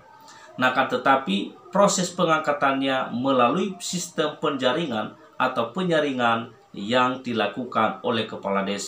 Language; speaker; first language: Indonesian; native; Indonesian